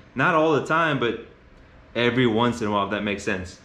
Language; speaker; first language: English; native; English